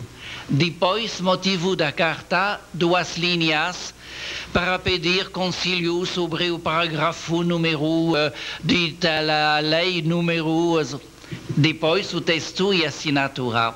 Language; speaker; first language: Portuguese; non-native, learner; French